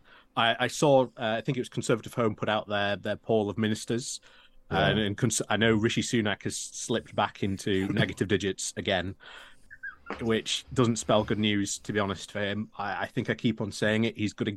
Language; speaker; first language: English; native; English